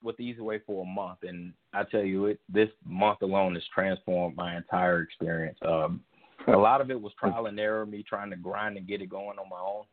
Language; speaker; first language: English; native; English